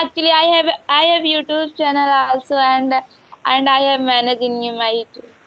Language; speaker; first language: English; non-native, learner; Hindi